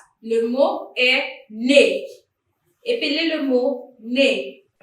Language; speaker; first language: French; non-native, fluent; English